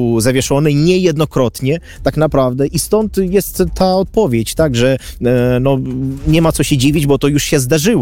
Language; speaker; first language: Polish; non-native, fluent; Ukrainian